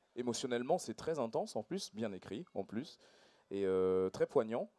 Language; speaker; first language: French; native; French